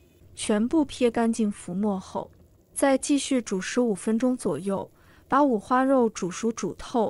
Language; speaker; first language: Chinese; native; Chinese